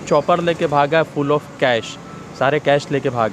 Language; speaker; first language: Hindi; native; Hindi